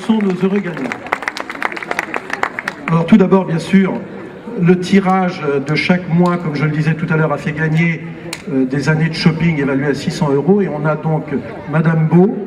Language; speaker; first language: French; native; French